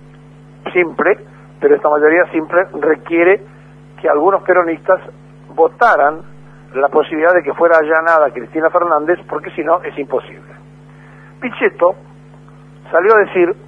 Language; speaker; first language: Spanish; native; Spanish